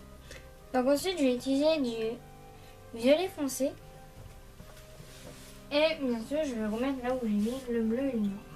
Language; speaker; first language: French; native; French